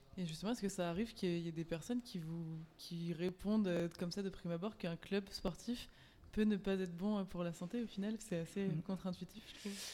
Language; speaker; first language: French; native; French